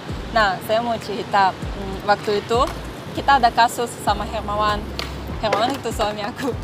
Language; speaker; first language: Indonesian; non-native, fluent; Russian